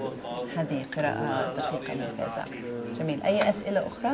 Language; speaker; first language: Arabic; non-native, fluent; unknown